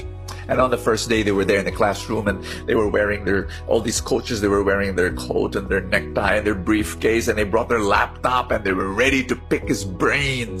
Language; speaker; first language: English; non-native, local second language; Filipino